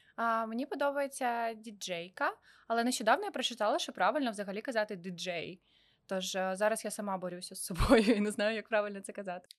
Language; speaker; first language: Ukrainian; non-native, local second language; Russian